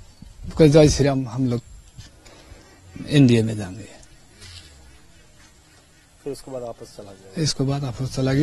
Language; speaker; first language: Hindi; non-native, local second language; Bangla